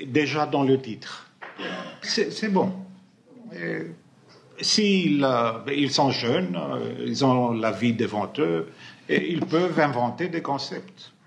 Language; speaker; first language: French; non-native, fluent; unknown